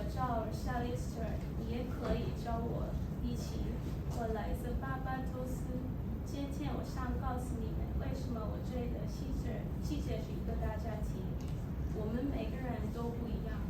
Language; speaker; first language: Chinese; non-native, learner; English